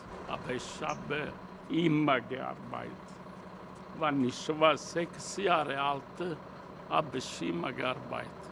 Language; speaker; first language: German; non-native, learner; Italian